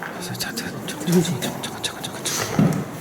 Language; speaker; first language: Korean; native; Korean